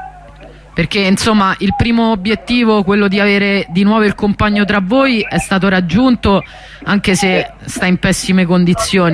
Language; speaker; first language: Italian; native; Italian